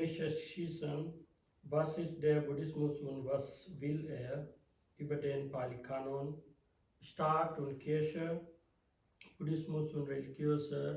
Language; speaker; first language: German; non-native, fluent; Sinhala